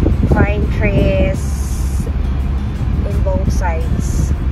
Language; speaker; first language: English; non-native, local second language; Filipino